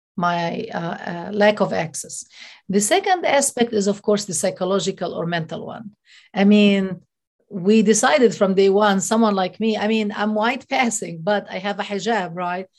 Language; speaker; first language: English; non-native, fluent; Arabic